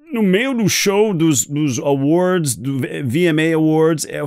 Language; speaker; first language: Portuguese; non-native, fluent; English